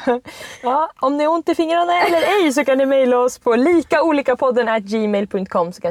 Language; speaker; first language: Swedish; native; Swedish